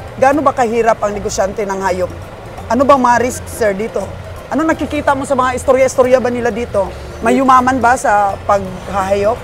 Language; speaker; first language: Filipino; non-native, local second language; Aklanon